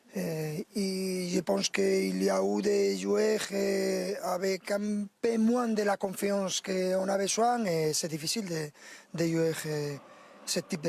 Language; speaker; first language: French; non-native, fluent; Spanish